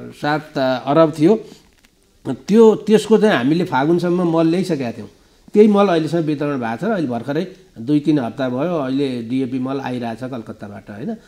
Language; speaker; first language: Nepali; native; Nepali